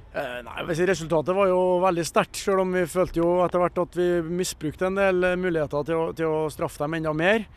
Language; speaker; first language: Norwegian; native; Norwegian